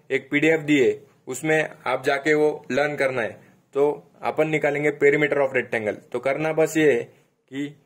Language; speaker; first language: Hindi; non-native, local second language; Marathi